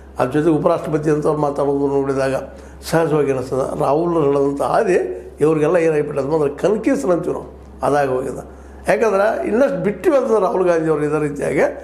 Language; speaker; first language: Kannada; native; Kannada